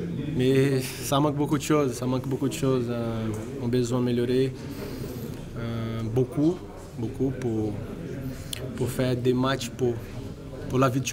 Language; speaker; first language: French; non-native, learner; Portuguese